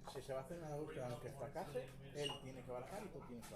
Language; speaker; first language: Spanish; native; Spanish